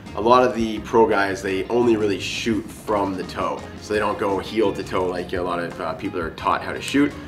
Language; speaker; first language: English; native; English